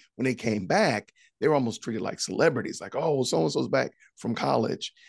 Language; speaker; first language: English; native; English